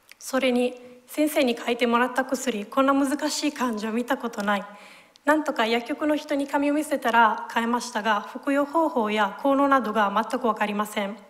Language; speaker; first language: Japanese; non-native, fluent; Italian